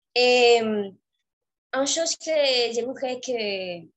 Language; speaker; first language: French; non-native, fluent; Spanish